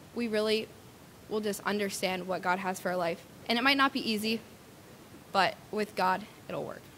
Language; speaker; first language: English; native; English